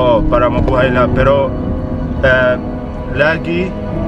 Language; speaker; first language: Filipino; non-native, learner; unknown